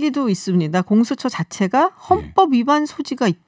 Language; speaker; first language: Korean; native; Korean